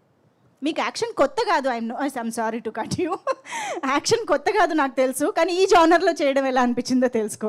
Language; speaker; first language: Telugu; native; Telugu